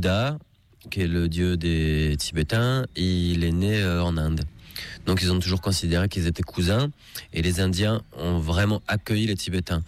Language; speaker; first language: French; native; French